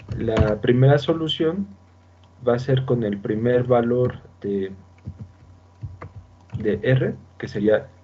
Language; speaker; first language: Spanish; native; Spanish